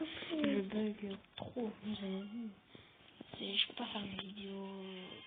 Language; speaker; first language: French; native; French